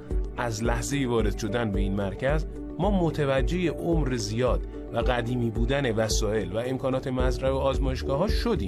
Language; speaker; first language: Persian; native; Persian